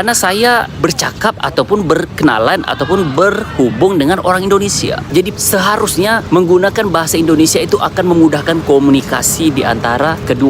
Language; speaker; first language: Indonesian; non-native, fluent; Malay